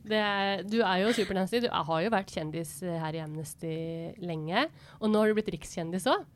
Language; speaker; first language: Norwegian; native; Norwegian